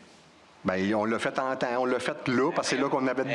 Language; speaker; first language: French; native; French